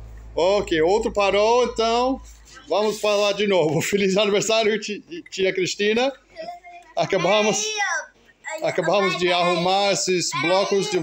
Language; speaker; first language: Portuguese; non-native, fluent; English